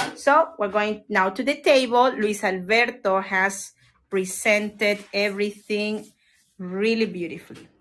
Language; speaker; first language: English; non-native, fluent; Spanish